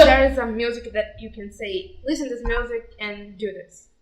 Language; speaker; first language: English; non-native, learner; Portuguese